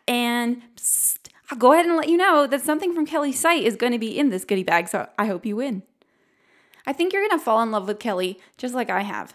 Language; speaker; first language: English; native; English